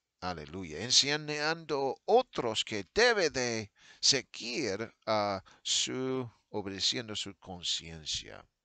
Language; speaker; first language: Spanish; non-native, fluent; English